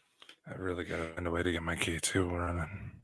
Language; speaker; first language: English; native; English